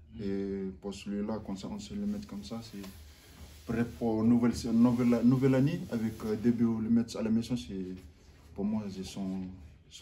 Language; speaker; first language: French; non-native, learner; Fijian